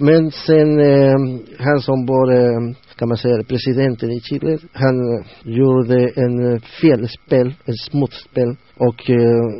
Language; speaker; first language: Swedish; non-native, learner; Spanish